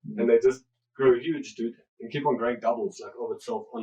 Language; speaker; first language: English; native; English